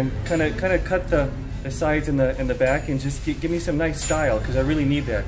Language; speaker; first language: English; native; English